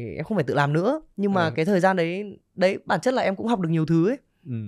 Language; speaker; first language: Vietnamese; native; Vietnamese